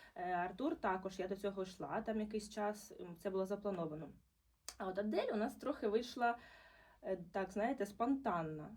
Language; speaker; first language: Ukrainian; non-native, local second language; Russian